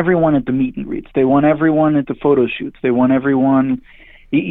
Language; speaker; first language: English; non-native, fluent; Hebrew